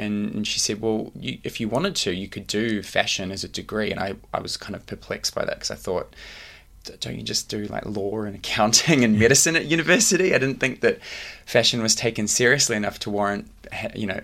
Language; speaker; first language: English; native; English